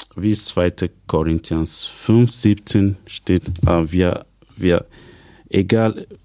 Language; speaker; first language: German; non-native, fluent; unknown